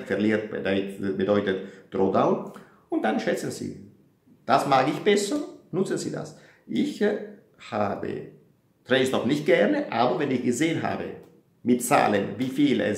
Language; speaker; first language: German; non-native, fluent; Italian